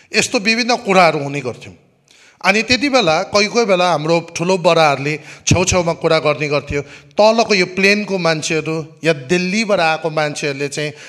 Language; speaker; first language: Nepali; native; Nepali